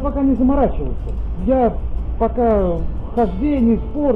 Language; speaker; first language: Russian; native; Russian